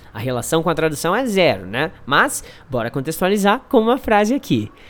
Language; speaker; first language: Portuguese; native; Portuguese